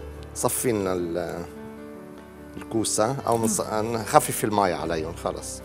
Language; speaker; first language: Arabic; native; Arabic